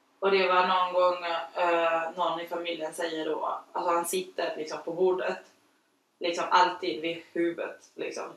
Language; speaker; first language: Swedish; non-native, fluent; Spanish